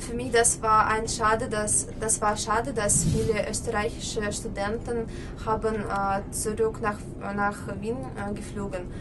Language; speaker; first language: German; non-native, learner; Russian